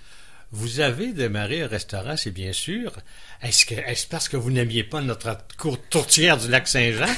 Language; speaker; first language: French; native; French